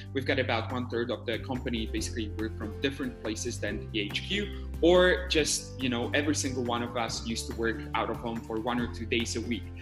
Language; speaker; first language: English; non-native, fluent; Slovak